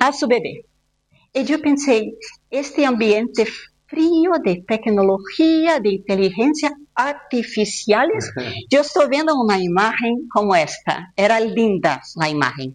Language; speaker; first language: Spanish; non-native, fluent; Portuguese